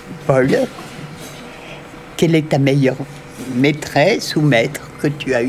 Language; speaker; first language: French; native; French